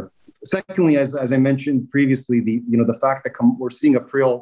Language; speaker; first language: English; native; English